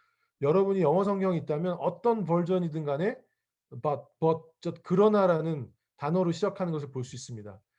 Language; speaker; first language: Korean; native; Korean